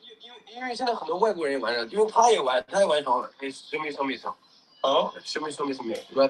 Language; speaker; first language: Chinese; native; Chinese